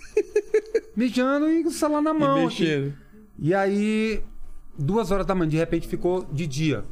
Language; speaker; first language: Portuguese; non-native, local second language; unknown